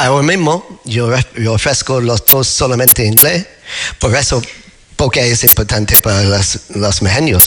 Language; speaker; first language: Spanish; non-native, learner; English